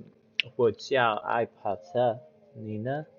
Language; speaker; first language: Chinese; non-native, learner; English